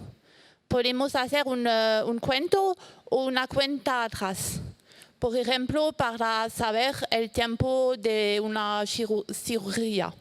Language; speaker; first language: Spanish; non-native, fluent; French